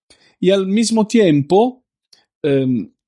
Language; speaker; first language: Spanish; non-native, fluent; Italian